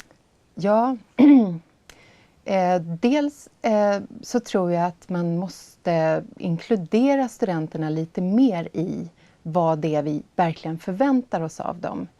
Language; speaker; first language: Swedish; native; Swedish